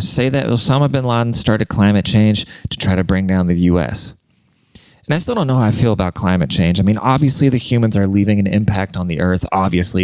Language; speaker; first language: English; native; English